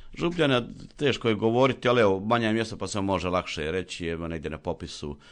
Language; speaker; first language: Croatian; native; Croatian